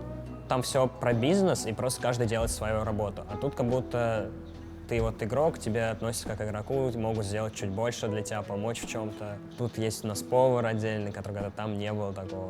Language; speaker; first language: Russian; native; Russian